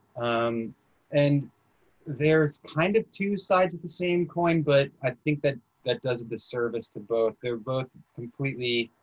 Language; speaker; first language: English; native; English